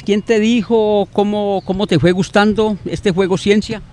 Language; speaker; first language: Spanish; native; Spanish